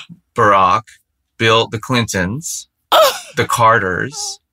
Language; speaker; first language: English; native; English